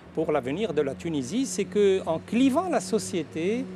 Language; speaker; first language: French; non-native, local second language; Arabic